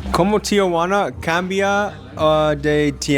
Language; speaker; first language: Spanish; non-native, learner; English